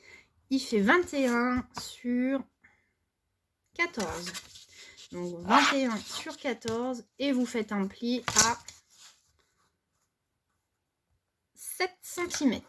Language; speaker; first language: French; native; French